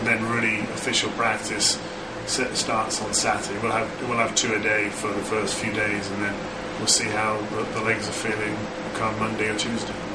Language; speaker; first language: English; native; English